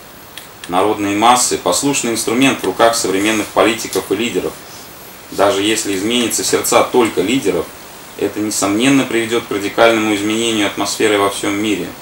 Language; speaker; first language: Russian; native; Russian